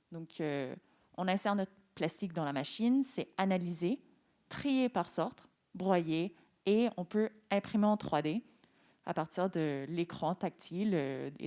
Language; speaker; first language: French; non-native, fluent; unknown